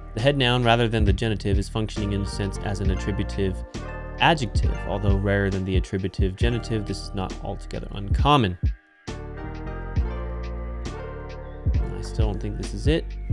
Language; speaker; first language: English; native; English